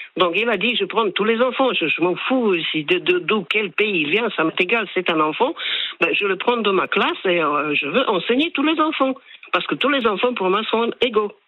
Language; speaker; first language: French; non-native, fluent; Slovak